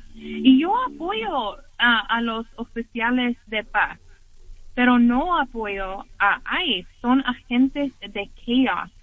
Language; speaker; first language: Spanish; early bilingual, heritage; English